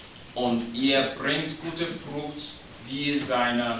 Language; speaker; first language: German; non-native, learner; English